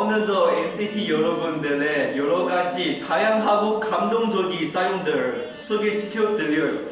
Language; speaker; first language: Korean; non-native, fluent; Chinese